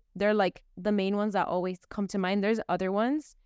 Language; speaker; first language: English; early bilingual, other home language; Spanish